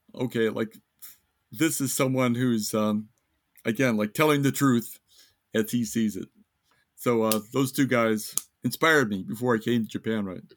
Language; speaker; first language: English; native; English